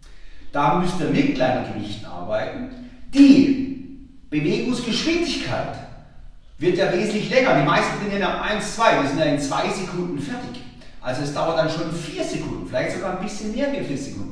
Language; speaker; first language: German; native; German